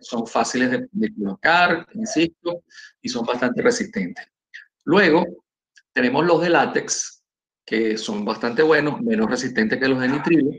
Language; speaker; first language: Spanish; native; Spanish